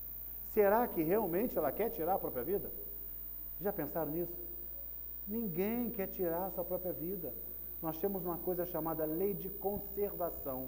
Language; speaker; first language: Portuguese; native; Portuguese